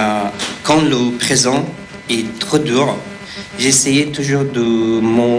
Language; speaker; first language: French; non-native, fluent; Persian